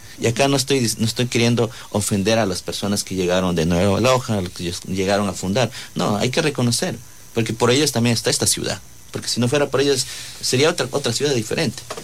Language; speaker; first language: Spanish; non-native, local second language; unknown